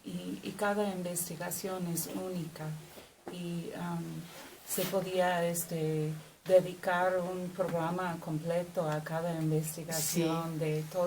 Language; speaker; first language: Spanish; non-native, fluent; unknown